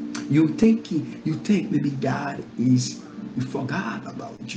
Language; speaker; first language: English; non-native, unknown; Haitian Creole